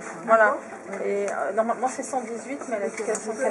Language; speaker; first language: French; native; French